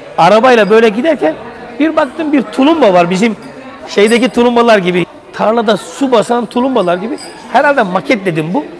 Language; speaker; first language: Turkish; native; Turkish